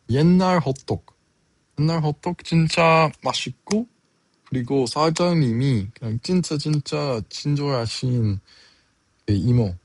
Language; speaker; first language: Korean; non-native, learner; English